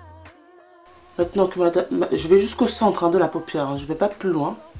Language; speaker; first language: French; native; French